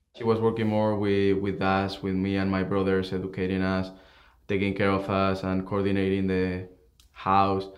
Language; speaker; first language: English; non-native, fluent; Spanish